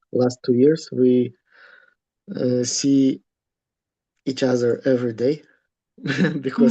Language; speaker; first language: English; non-native, learner; Russian